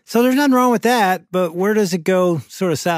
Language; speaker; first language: English; native; English